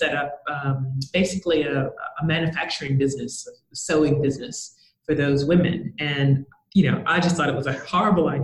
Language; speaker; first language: English; native; English